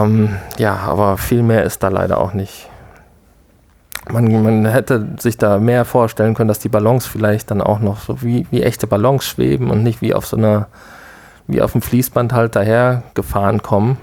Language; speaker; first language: German; native; German